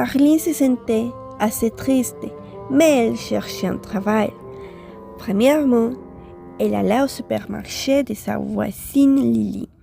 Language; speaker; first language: French; non-native, fluent; Spanish